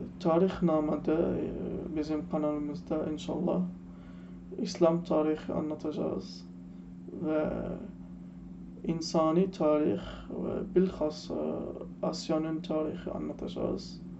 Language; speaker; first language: Turkish; non-native, learner; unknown